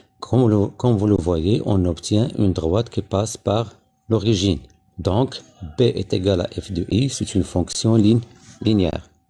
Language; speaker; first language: French; non-native, local second language; Arabic